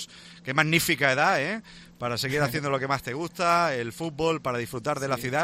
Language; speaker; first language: Spanish; native; Spanish